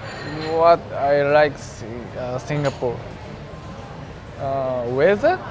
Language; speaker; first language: English; non-native, learner; Japanese